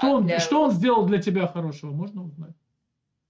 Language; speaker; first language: Russian; native; Russian